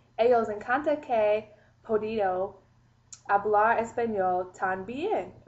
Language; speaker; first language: Spanish; non-native, learner; English